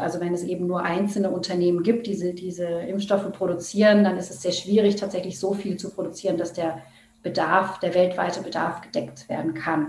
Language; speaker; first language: German; native; German